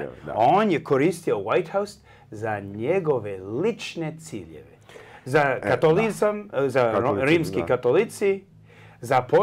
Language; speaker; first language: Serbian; early bilingual, heritage; English